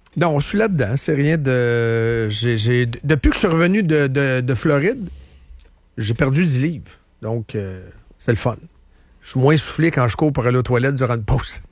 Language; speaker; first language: French; native; French